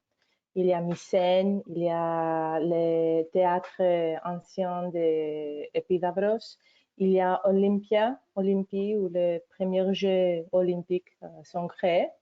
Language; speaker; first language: French; non-native, fluent; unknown